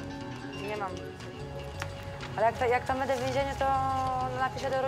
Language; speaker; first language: Polish; non-native, learner; Spanish